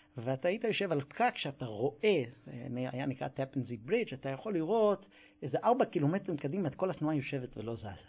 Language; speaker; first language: Hebrew; non-native, fluent; English